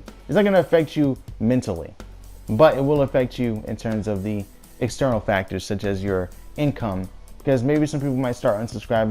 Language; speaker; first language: English; native; English